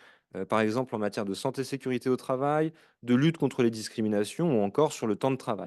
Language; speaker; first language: French; native; French